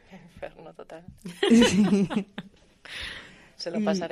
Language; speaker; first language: Spanish; native; Spanish